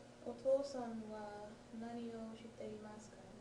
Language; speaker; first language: Japanese; non-native, learner; English